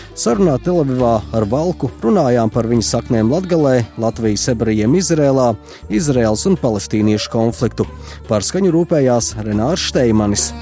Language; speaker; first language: Latvian; native; Latvian